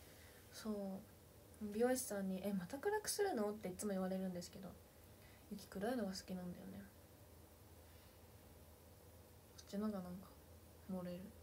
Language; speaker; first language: Japanese; native; Japanese